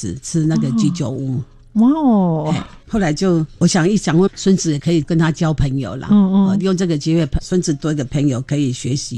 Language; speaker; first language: Chinese; native; Chinese